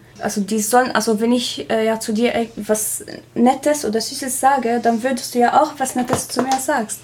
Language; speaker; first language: German; non-native, fluent; Arabic